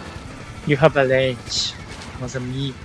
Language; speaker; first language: English; non-native, learner; Japanese